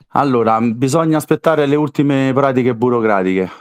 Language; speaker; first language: Italian; native; Italian